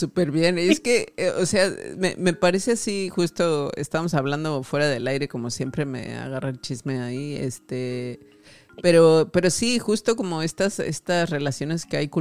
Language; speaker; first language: Spanish; native; Spanish